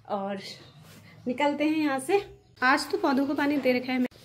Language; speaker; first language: Hindi; native; Hindi